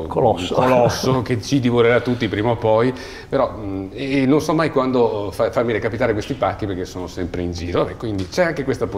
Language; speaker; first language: Italian; native; Italian